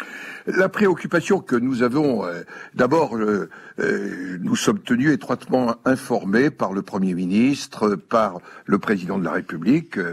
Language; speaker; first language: French; native; French